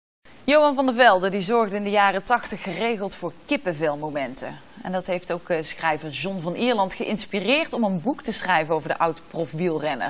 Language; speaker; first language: Dutch; native; Dutch